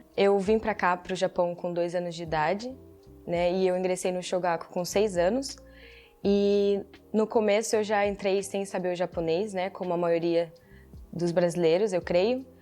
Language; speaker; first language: Portuguese; early bilingual, heritage; Portuguese